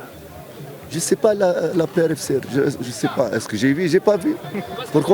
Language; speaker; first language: French; non-native, local second language; Arabic